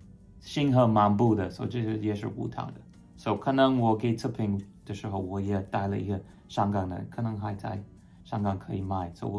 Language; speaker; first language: Chinese; non-native, fluent; English